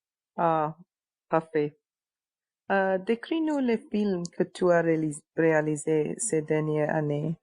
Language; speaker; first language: French; non-native, learner; English